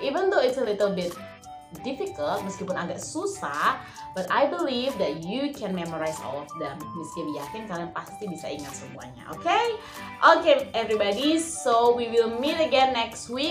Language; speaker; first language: English; non-native, fluent; Indonesian